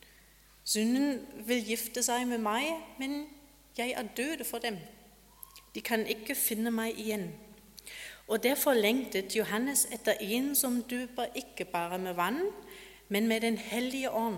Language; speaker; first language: Norwegian; non-native, fluent; German